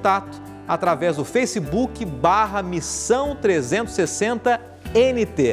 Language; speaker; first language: Portuguese; native; Portuguese